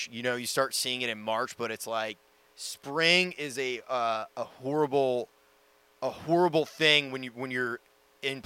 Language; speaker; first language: English; native; English